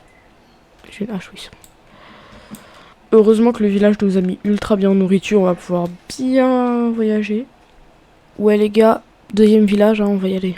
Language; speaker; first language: French; native; French